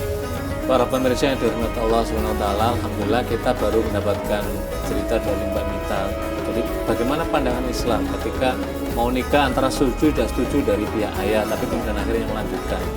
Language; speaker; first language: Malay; non-native, local second language; Javanese